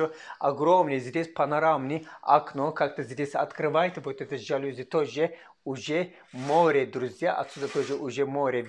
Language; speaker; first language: Russian; non-native, learner; Turkish